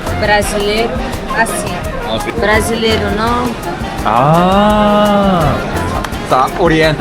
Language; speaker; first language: Portuguese; non-native, learner; Korean